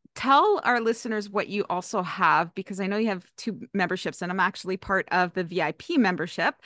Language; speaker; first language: English; native; English